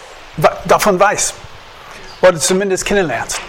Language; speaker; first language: German; non-native, fluent; English